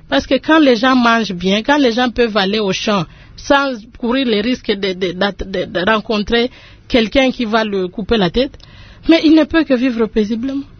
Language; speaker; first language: French; non-native, local second language; Lingala